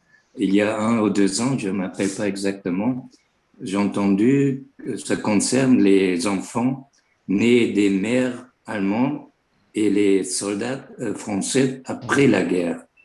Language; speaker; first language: French; non-native, fluent; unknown